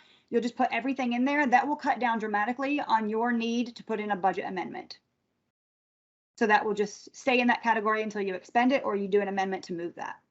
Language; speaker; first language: English; native; English